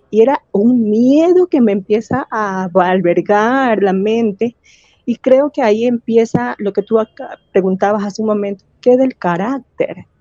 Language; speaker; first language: Spanish; native; Spanish